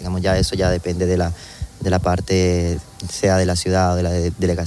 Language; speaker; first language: Spanish; native; Spanish